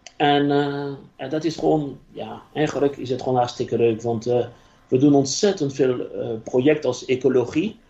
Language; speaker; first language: Dutch; non-native, fluent; French